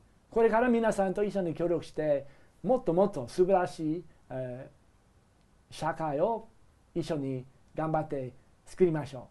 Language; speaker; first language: Japanese; non-native, learner; English